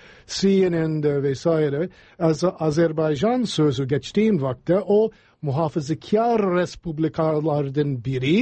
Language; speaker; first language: Turkish; non-native, fluent; English